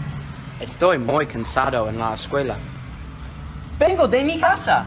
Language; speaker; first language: Spanish; non-native, learner; English